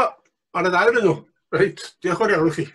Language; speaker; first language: Welsh; native; Welsh